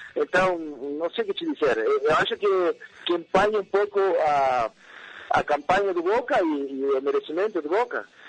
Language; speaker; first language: Portuguese; non-native, fluent; Spanish